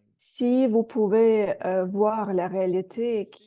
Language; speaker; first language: French; non-native, fluent; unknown